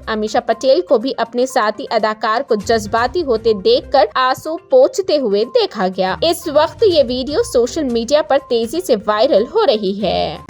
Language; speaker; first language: Urdu; native; Urdu